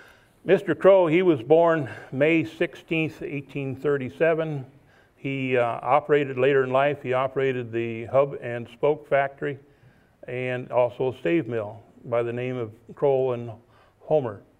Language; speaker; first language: English; native; English